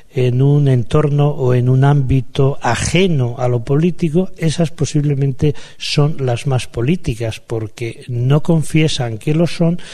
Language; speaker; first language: Spanish; native; Spanish